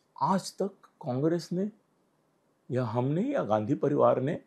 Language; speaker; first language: Hindi; non-native, local second language; Marathi